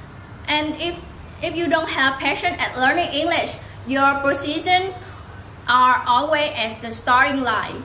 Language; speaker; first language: English; non-native, learner; Vietnamese